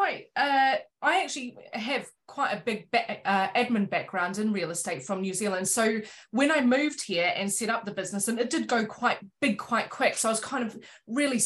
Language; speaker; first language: English; native; English